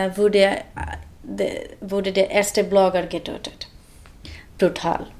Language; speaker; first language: German; non-native, fluent; Bangla